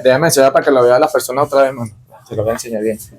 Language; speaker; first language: Spanish; native; Spanish